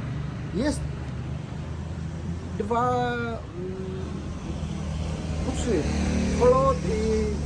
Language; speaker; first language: Russian; non-native, learner; Vietnamese